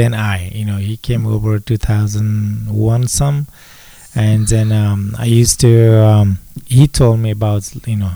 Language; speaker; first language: English; non-native, local second language; Nepali